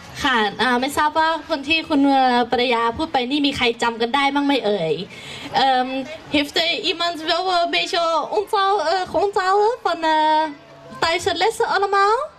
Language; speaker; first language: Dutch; non-native, fluent; Thai